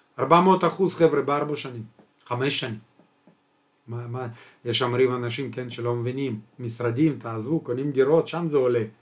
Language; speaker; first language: Hebrew; non-native, fluent; Russian